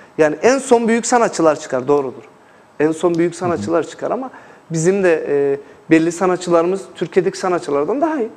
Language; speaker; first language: Turkish; native; Turkish